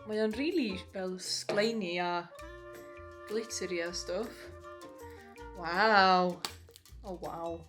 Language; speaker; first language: Welsh; native; Welsh